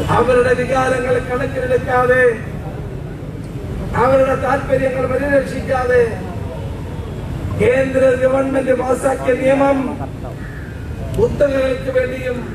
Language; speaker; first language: Malayalam; native; Malayalam